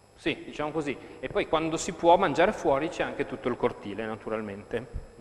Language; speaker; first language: Italian; native; Italian